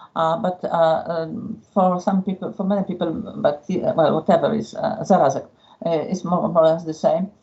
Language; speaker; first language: English; non-native, fluent; Polish